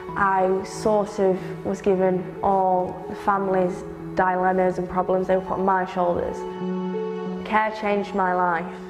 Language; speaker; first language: English; native; English